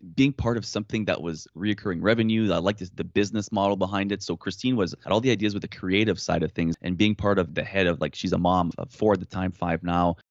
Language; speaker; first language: English; non-native, fluent; French